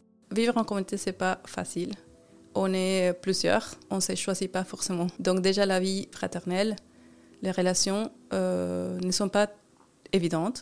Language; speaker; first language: French; non-native, fluent; Spanish